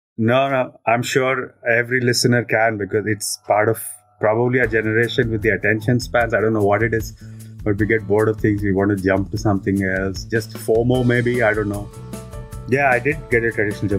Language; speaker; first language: English; non-native, local second language; Telugu